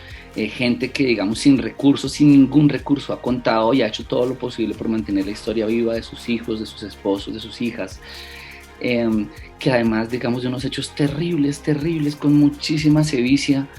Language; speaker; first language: Spanish; native; Spanish